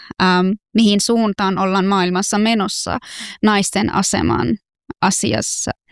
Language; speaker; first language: Finnish; non-native, fluent; Persian